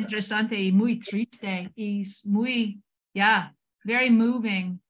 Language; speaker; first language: Spanish; non-native, learner; English